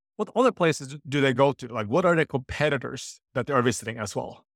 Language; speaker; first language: English; non-native, fluent; Norwegian